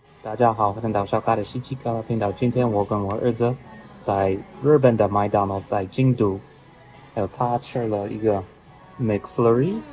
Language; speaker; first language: Chinese; non-native, learner; English